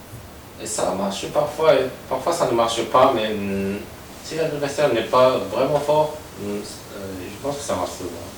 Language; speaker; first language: French; non-native, fluent; Japanese